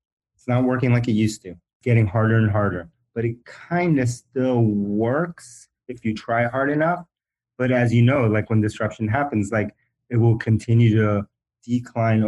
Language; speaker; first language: English; early bilingual, other home language; Spanish